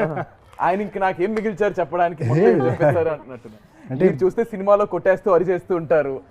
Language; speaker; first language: Telugu; native; Telugu